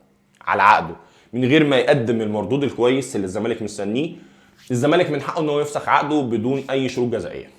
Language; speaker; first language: Arabic; native; Arabic